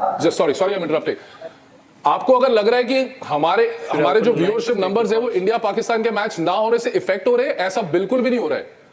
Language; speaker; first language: Hindi; native; Hindi